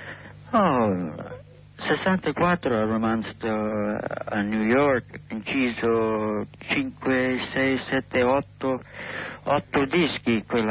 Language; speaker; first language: Italian; non-native, learner; English